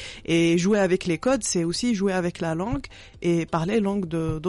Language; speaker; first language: French; non-native, local second language; Arabic